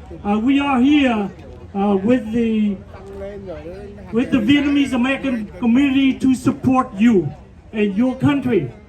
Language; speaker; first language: English; non-native, fluent; Vietnamese